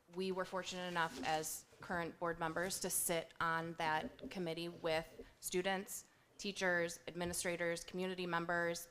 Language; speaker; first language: English; native; English